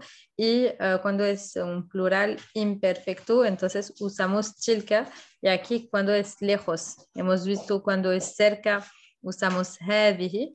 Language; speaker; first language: Spanish; non-native, fluent; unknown